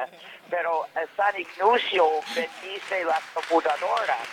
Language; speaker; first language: Spanish; non-native, fluent; English